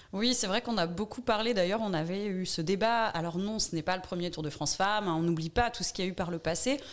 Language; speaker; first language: French; native; French